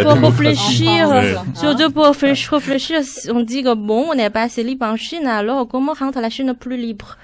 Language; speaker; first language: French; non-native, fluent; Chinese